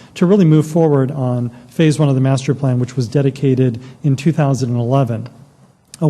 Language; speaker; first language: English; native; English